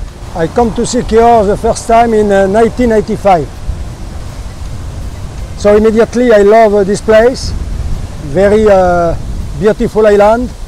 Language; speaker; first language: English; non-native, learner; French